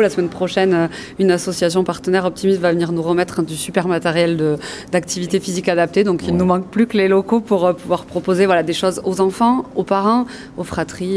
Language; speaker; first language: French; native; French